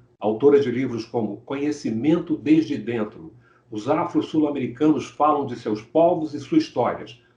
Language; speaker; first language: Portuguese; native; Portuguese